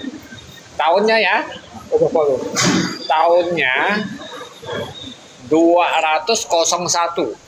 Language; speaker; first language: Indonesian; non-native, learner; Vietnamese